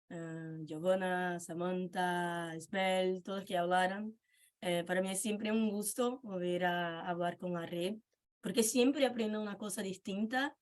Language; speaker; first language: Spanish; non-native, fluent; Portuguese